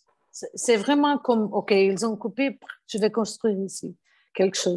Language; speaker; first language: French; non-native, fluent; Portuguese